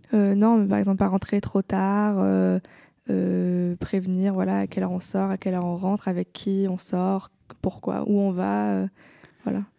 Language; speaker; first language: French; native; French